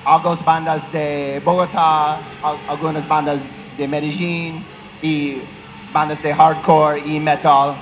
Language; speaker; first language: Spanish; non-native, learner; English